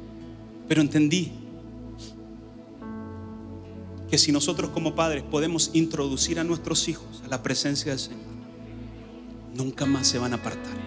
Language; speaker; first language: Spanish; native; Spanish